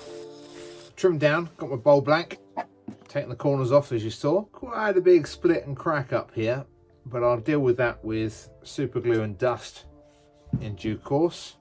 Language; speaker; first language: English; native; English